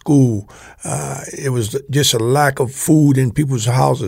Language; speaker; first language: English; native; English